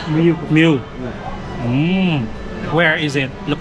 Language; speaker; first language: English; non-native, local second language; Filipino